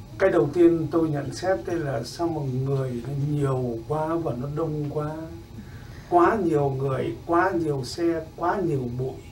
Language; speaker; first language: Vietnamese; native; Vietnamese